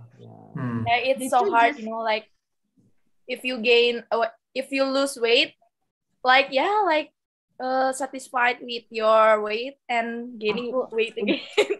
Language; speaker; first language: English; non-native, local second language; Indonesian